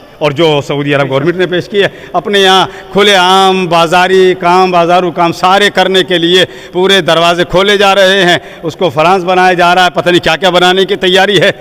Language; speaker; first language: Urdu; native; Urdu